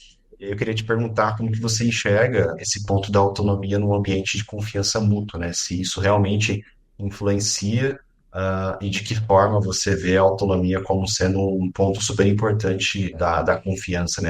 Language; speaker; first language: Portuguese; native; Portuguese